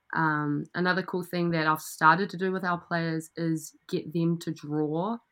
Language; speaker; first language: English; native; English